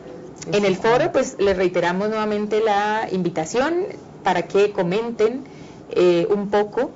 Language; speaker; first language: Spanish; native; Spanish